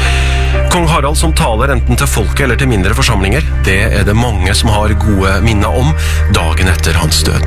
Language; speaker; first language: Norwegian; native; Norwegian